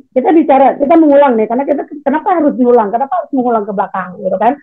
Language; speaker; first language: Indonesian; native; Indonesian